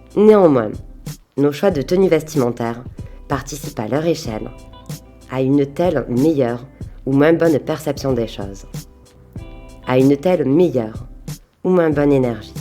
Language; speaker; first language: French; native; French